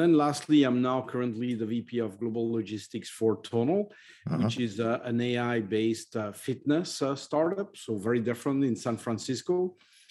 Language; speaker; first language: English; non-native, fluent; French